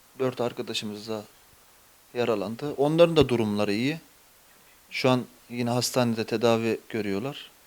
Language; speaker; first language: Turkish; native; Turkish